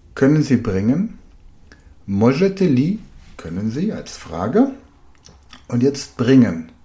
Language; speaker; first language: German; native; German